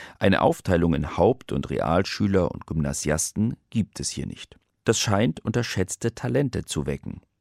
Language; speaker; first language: German; native; German